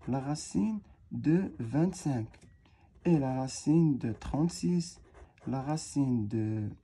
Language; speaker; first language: French; non-native, local second language; Arabic